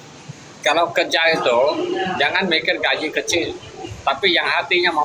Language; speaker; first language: Indonesian; non-native, learner; Vietnamese